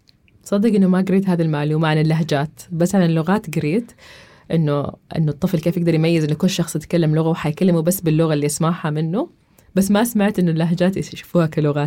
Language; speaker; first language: Arabic; native; Arabic